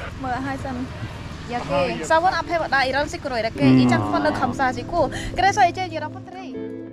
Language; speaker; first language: Korean; non-native, learner; Khmer